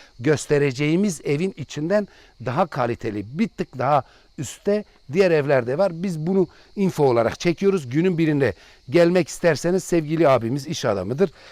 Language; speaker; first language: Turkish; non-native, local second language; Kurdish